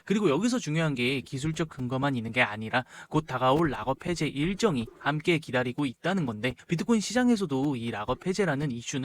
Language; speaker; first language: Korean; native; Korean